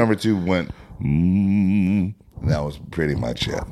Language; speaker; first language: English; native; English